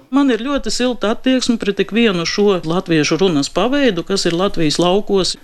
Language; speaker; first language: Latvian; native; Latvian